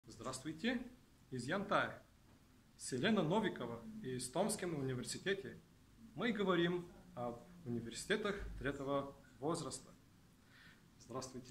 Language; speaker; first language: Russian; non-native, learner; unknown